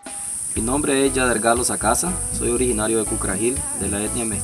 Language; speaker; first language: Spanish; native; Spanish